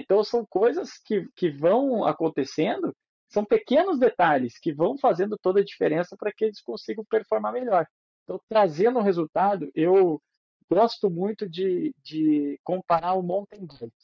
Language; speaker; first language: Portuguese; native; Portuguese